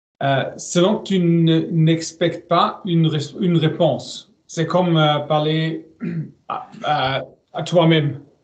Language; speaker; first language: French; non-native, learner; German